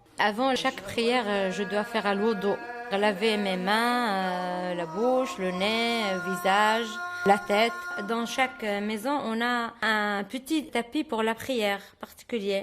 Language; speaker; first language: French; non-native, fluent; Arabic